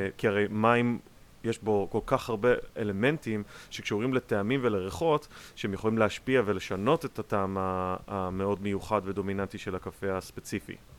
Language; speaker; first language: Hebrew; native; Hebrew